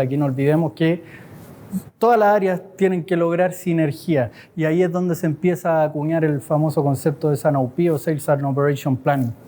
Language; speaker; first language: Spanish; native; Spanish